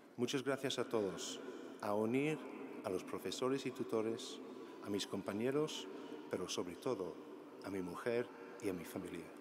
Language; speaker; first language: Spanish; non-native, fluent; English